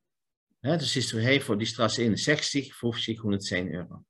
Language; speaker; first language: German; non-native, learner; Dutch